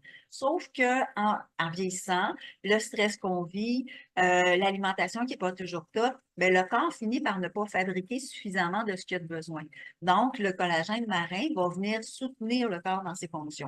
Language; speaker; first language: French; native; French